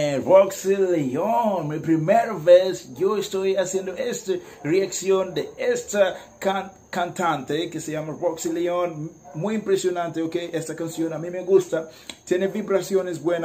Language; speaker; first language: Spanish; non-native, learner; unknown